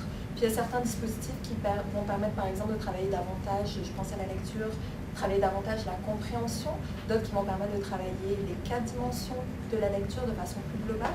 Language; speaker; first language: French; native; French